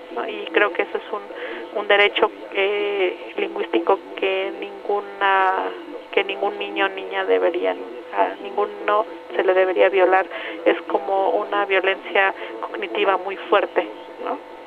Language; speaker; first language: Spanish; non-native, local second language; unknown